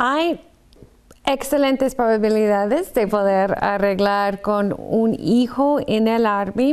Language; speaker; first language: Spanish; non-native, fluent; English